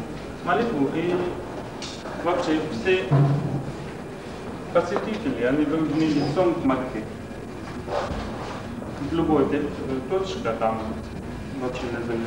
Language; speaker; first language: Russian; non-native, learner; Arabic